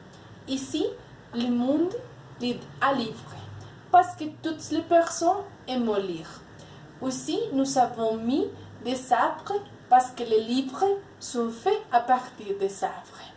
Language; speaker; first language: French; non-native, learner; Spanish